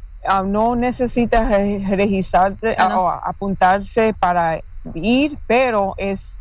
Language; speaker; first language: Spanish; non-native, fluent; English